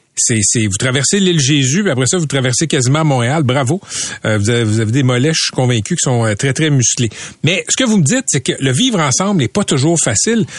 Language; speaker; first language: French; native; French